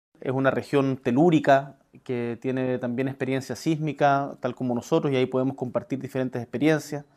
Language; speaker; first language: Spanish; native; Spanish